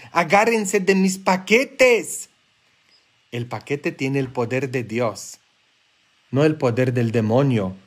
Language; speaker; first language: Spanish; non-native, fluent; Polish